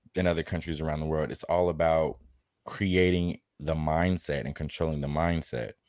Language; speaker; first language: English; native; English